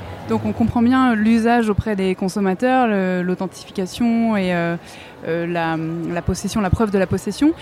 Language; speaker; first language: French; native; French